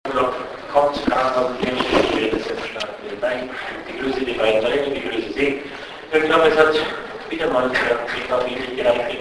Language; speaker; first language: German; native; German